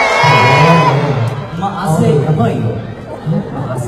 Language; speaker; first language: Japanese; non-native, fluent; Korean